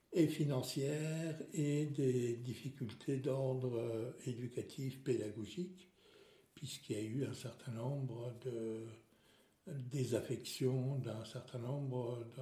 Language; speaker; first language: French; non-native, local second language; Swiss German